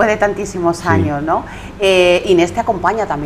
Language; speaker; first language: Spanish; native; Spanish